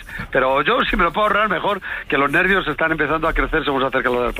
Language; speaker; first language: Spanish; native; Spanish